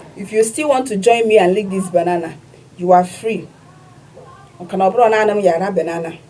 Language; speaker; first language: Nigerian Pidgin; non-native, local second language; Igbo